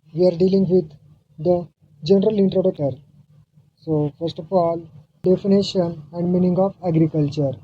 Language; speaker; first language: English; non-native, local second language; Marathi